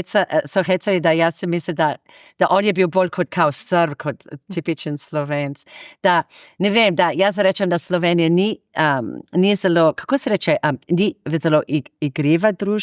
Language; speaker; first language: Slovenian; non-native, fluent; English